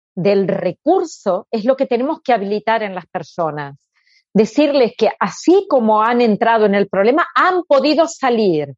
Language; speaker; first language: Spanish; native; Spanish